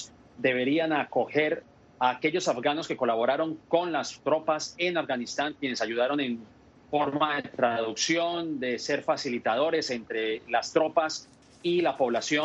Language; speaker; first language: Spanish; native; Spanish